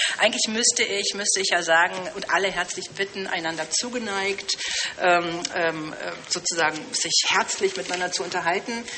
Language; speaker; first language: German; early bilingual, other home language; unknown